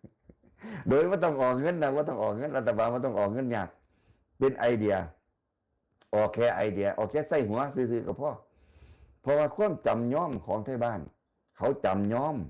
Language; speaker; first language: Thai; non-native, local second language; Northeastern Thai